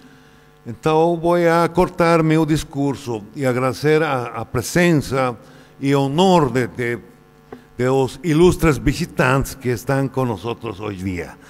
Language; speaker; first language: Portuguese; non-native, learner; Spanish